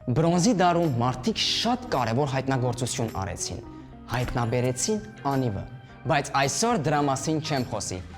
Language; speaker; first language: Armenian; early bilingual, heritage; Armenian